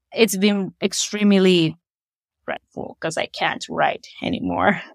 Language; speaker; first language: English; non-native, fluent; Spanish